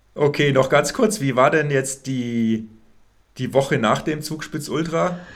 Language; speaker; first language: German; native; German